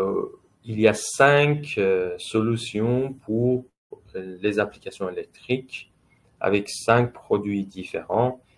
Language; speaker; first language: French; non-native, fluent; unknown